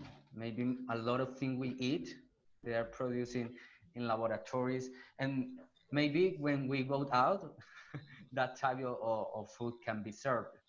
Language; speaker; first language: English; non-native, learner; Spanish